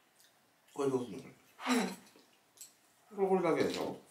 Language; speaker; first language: Vietnamese; non-native, learner; Japanese